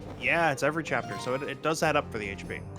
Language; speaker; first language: English; native; English